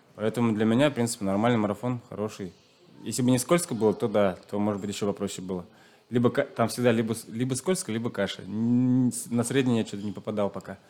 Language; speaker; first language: Russian; non-native, local second language; Chuvash